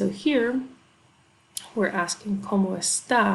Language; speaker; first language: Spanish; non-native, fluent; English